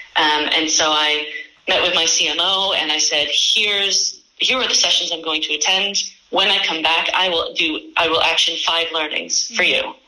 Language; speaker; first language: English; native; English